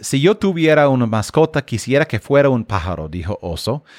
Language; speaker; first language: Spanish; non-native, fluent; English